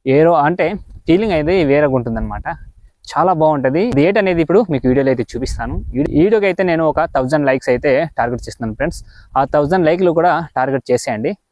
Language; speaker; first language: Telugu; native; Telugu